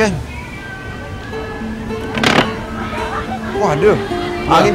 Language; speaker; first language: Indonesian; non-native, fluent; English